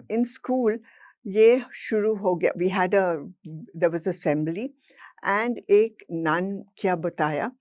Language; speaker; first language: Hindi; non-native, local second language; English